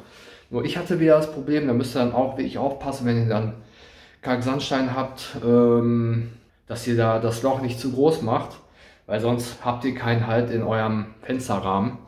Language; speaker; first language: German; native; German